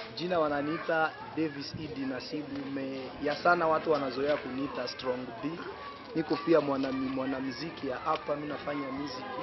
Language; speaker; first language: Swahili; native; Swahili